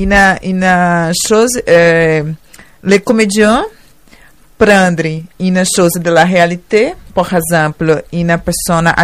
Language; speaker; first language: French; non-native, learner; Portuguese